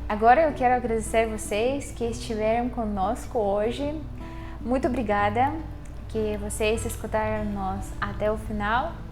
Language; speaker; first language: Portuguese; non-native, fluent; Russian